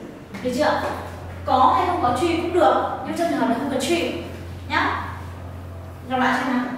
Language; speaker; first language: Chinese; non-native, fluent; Vietnamese